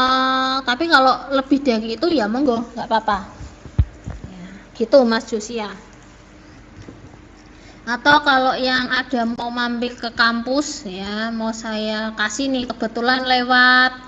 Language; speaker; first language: Indonesian; native; Indonesian